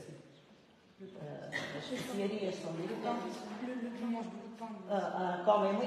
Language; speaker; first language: Portuguese; early bilingual, heritage; French